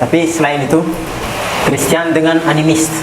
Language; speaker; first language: Indonesian; non-native, fluent; Malagasy